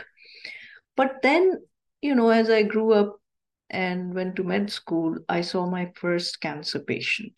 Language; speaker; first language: English; non-native, local second language; Urdu